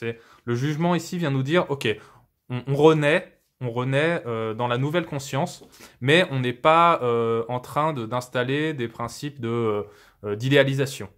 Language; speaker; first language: French; native; French